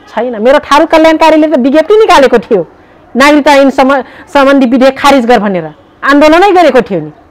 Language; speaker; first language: Nepali; non-native, local second language; Rana Tharu